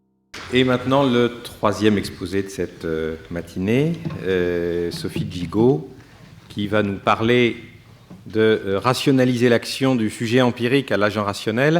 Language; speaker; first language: French; native; French